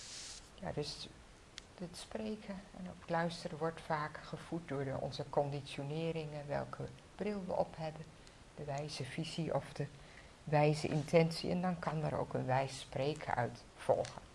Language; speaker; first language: Dutch; native; Dutch